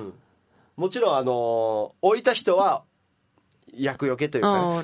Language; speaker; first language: Japanese; native; Japanese